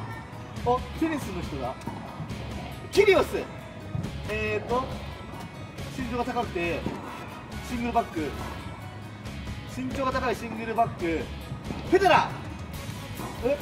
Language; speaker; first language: Japanese; native; Japanese